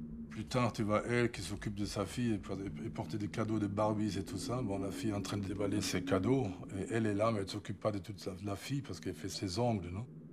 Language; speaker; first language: French; non-native, fluent; German